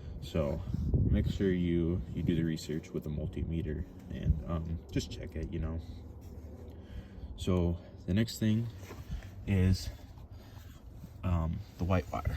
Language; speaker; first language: English; native; English